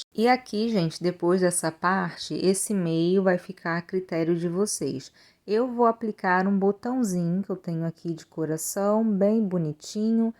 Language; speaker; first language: Portuguese; native; Portuguese